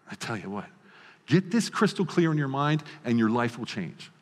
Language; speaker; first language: English; native; English